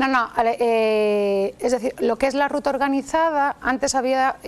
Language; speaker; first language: Spanish; native; Spanish